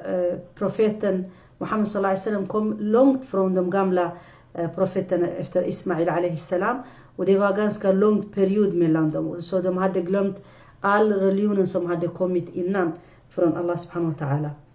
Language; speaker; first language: Swedish; non-native, fluent; Arabic